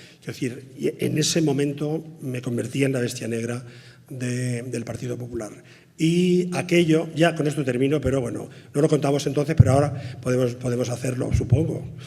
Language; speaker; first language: Spanish; native; Spanish